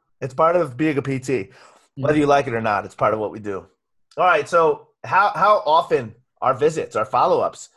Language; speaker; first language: English; native; English